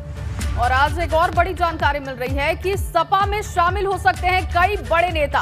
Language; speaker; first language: Hindi; native; Hindi